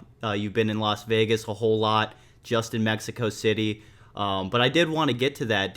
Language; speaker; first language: English; native; English